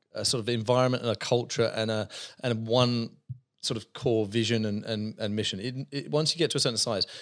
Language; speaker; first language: English; native; English